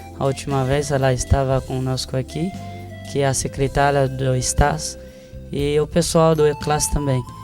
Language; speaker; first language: Portuguese; non-native, fluent; Haitian Creole